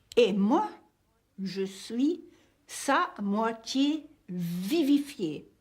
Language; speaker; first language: French; non-native, fluent; Hungarian